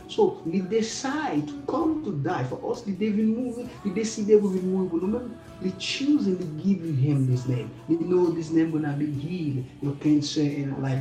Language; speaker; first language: English; non-native, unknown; Haitian Creole